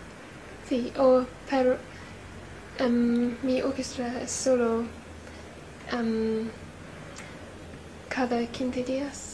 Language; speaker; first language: Spanish; non-native, learner; English